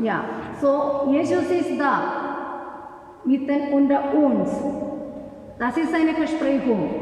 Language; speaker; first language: German; non-native, learner; Malayalam